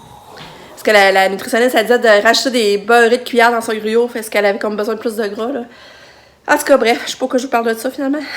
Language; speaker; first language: French; native; French